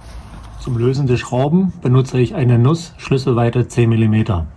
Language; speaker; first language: German; native; German